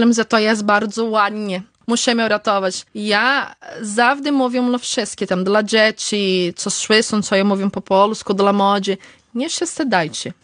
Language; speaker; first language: Polish; early bilingual, heritage; Portuguese